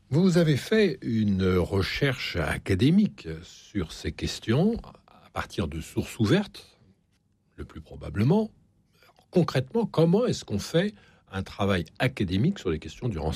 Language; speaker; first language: French; native; French